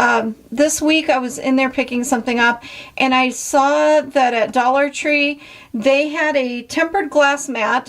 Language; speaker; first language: English; native; English